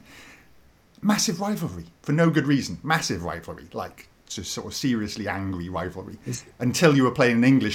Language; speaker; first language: English; native; English